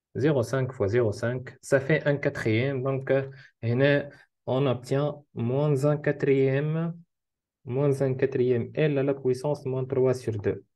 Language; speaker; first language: French; non-native, local second language; Arabic